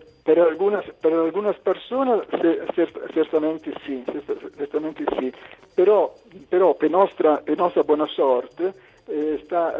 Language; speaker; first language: Catalan; non-native, local second language; Italian